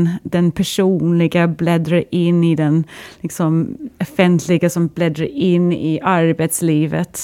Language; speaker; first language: Swedish; non-native, fluent; English